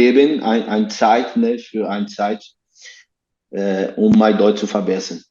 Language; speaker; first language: German; non-native, learner; Portuguese